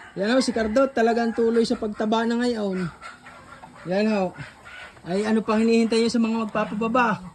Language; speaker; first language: Filipino; native; Filipino